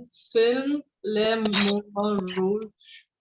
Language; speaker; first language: French; non-native, learner; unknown